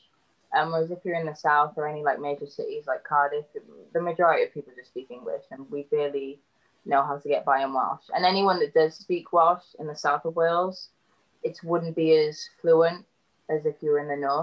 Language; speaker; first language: English; native; English